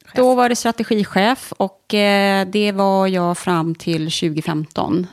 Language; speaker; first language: Swedish; native; Swedish